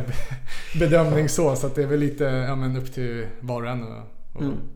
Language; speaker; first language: Swedish; native; Swedish